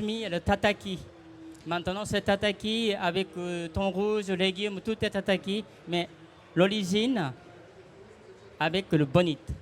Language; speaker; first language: French; non-native, fluent; Japanese